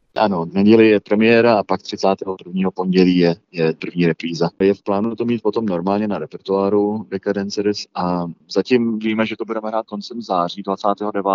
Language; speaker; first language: Czech; early bilingual, heritage; Czech